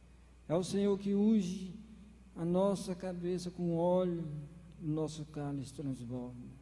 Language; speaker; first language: Portuguese; native; Portuguese